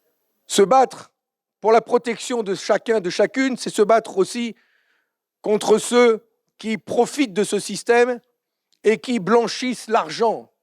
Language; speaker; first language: French; native; French